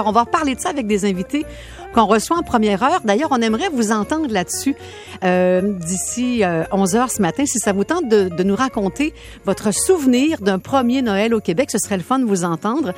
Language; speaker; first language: French; native; French